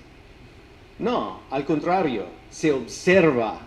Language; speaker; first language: Spanish; non-native, fluent; English